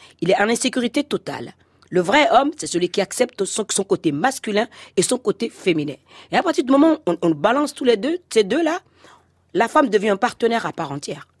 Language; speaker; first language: French; non-native, local second language; Fon